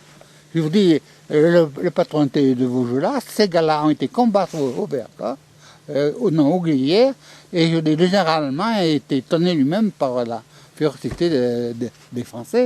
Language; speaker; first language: French; native; French